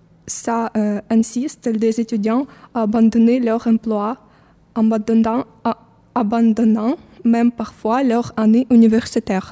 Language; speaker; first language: French; non-native, fluent; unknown